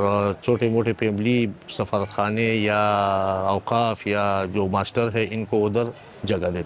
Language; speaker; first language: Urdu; non-native, fluent; Pashto